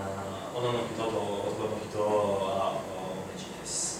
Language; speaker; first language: Japanese; non-native, learner; Ukrainian